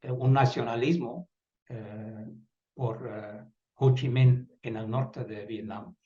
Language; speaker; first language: Spanish; non-native, fluent; Dutch